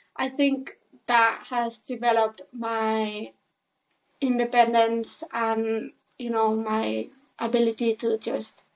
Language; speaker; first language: English; non-native, fluent; Spanish